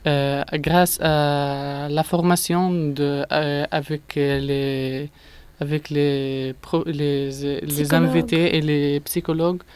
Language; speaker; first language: French; non-native, learner; Arabic